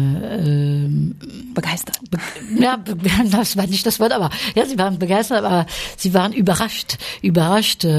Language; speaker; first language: German; early bilingual, heritage; French